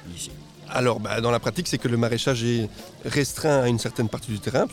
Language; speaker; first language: French; non-native, fluent; Spanish